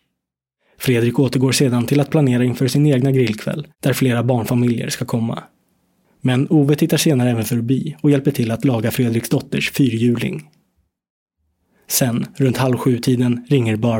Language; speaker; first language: Swedish; native; Swedish